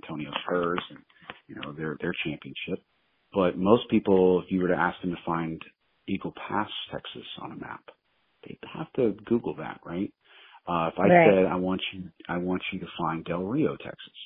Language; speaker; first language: English; native; English